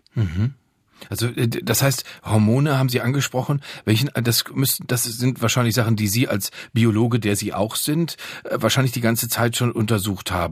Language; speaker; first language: German; native; German